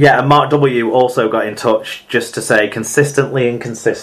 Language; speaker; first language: English; native; English